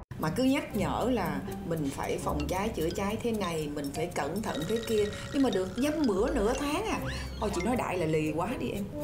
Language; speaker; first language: Vietnamese; native; Vietnamese